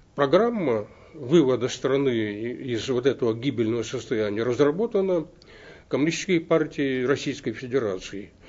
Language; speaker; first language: Russian; native; Russian